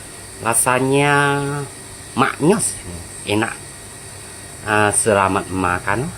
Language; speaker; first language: Indonesian; non-native, local second language; Hakka Chinese